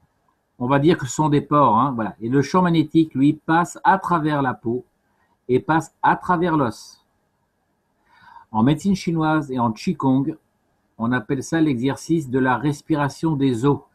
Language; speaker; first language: French; native; French